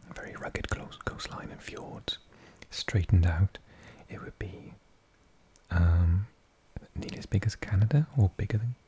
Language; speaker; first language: English; native; English